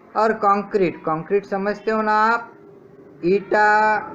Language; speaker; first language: Hindi; non-native, local second language; Marathi